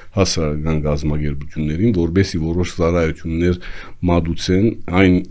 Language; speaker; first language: Armenian; native; Armenian